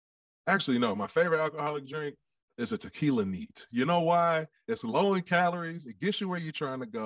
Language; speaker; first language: English; native; English